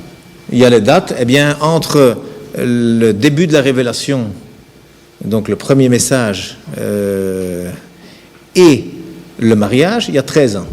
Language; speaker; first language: French; native; French